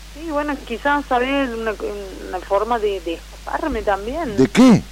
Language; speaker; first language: Spanish; native; Spanish